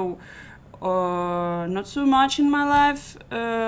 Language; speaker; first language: English; non-native, learner; Ukrainian